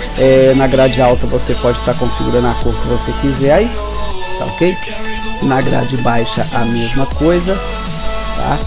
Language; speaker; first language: Portuguese; native; Portuguese